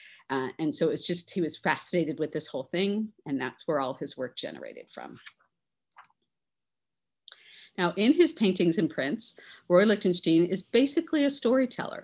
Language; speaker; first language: English; native; English